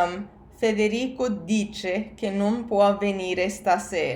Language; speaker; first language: Italian; non-native, fluent; English